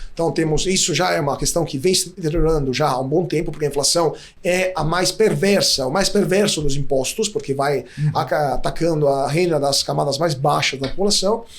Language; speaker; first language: Portuguese; non-native, fluent; Italian